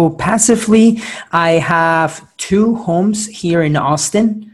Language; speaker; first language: English; early bilingual, other home language; Spanish